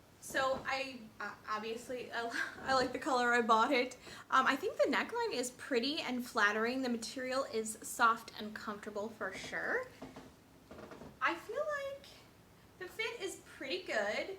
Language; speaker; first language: English; native; English